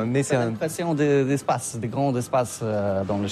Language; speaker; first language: French; non-native, learner; Polish